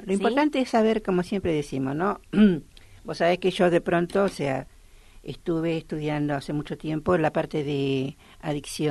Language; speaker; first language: Spanish; native; Spanish